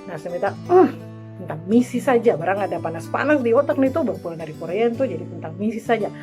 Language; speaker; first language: Indonesian; native; Indonesian